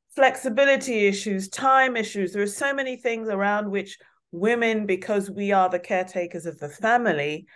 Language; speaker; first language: English; non-native, local second language; Yoruba